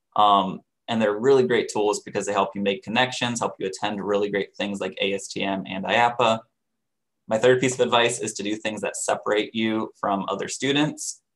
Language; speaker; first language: English; native; English